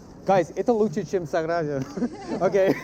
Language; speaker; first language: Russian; non-native, learner; English